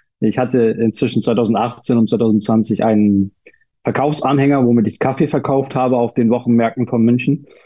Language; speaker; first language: German; early bilingual, other home language; Turkish